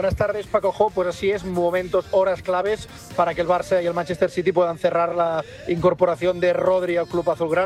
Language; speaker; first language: Spanish; native; Spanish